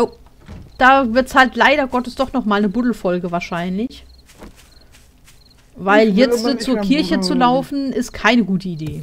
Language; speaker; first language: German; native; German